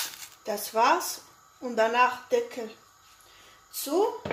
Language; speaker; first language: German; non-native, learner; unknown